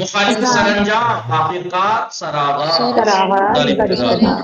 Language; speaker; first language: Persian; non-native, fluent; Urdu